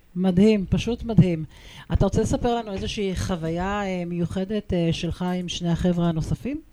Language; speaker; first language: Hebrew; native; Hebrew